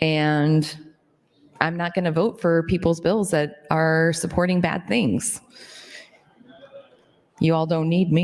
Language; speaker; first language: English; native; English